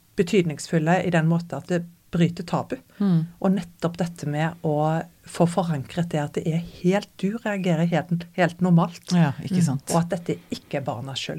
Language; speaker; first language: Norwegian; native; Norwegian